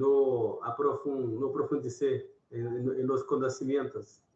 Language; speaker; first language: Spanish; non-native, learner; Portuguese